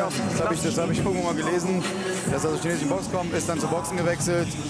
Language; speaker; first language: German; native; German